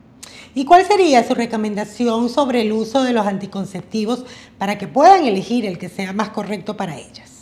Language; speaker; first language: Spanish; native; Spanish